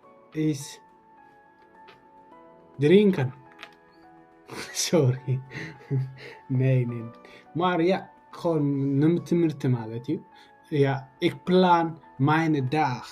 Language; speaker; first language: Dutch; non-native, learner; Tigrinya